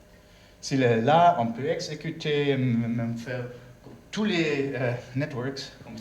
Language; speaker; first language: French; non-native, learner; German